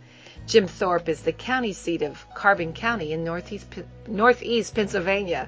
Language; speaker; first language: English; native; English